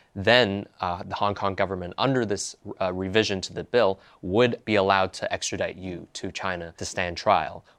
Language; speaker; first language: English; non-native, local second language; Cantonese